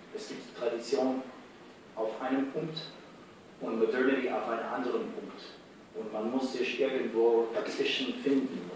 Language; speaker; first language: German; non-native, fluent; English